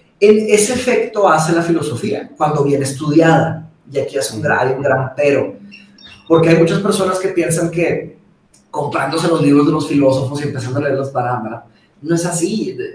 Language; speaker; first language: Spanish; early bilingual, other home language; Portuguese